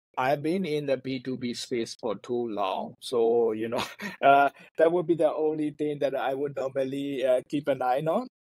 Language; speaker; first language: English; non-native, fluent; Burmese